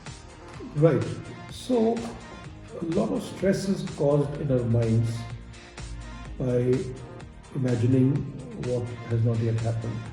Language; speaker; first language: English; non-native, local second language; Hindi